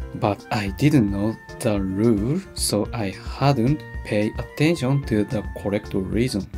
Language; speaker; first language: English; non-native, learner; Japanese